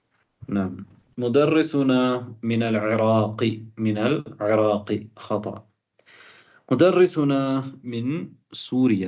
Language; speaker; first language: Arabic; non-native, fluent; Tamil